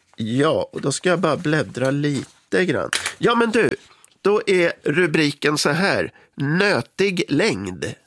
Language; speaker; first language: Swedish; native; Swedish